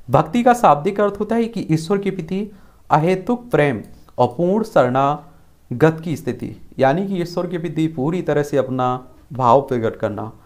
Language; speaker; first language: Hindi; native; Hindi